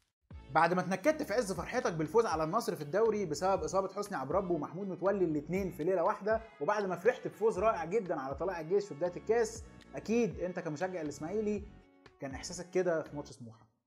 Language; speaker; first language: Arabic; native; Arabic